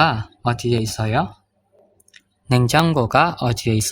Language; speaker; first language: Korean; non-native, fluent; Indonesian